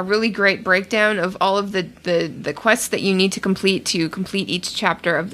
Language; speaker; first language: English; native; English